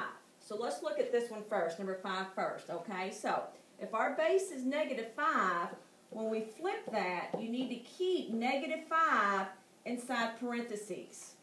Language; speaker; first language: English; native; English